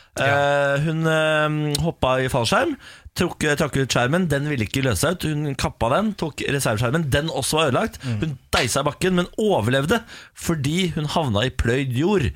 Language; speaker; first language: Norwegian; native; Norwegian